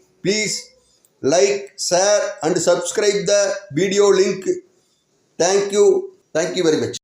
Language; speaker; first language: English; non-native, local second language; Tamil